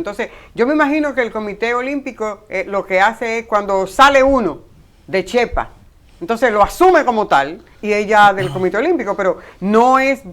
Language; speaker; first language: Spanish; native; Spanish